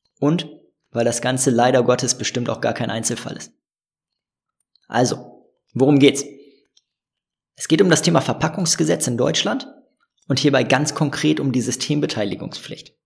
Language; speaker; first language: German; native; German